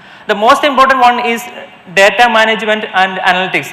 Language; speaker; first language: English; non-native, local second language; Malayalam